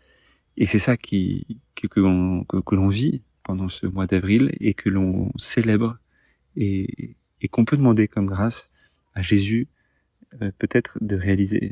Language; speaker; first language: French; native; French